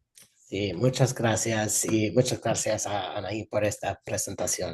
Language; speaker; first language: Spanish; non-native, fluent; English